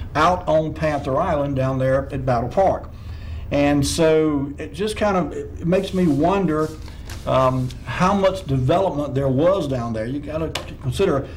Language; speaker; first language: English; native; English